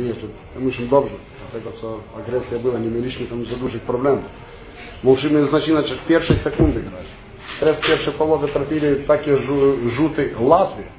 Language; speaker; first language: Polish; non-native, fluent; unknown